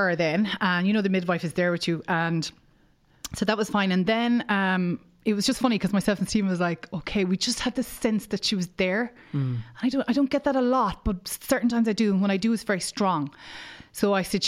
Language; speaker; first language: English; native; English